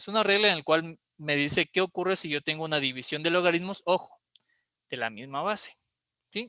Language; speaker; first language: Spanish; native; Spanish